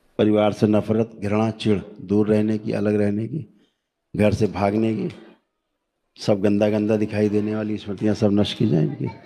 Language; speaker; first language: Hindi; native; Hindi